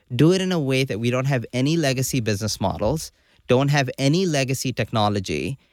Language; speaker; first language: English; non-native, local second language; Urdu